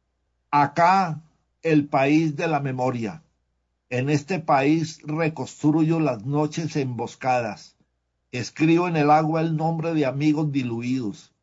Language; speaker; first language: Spanish; native; Spanish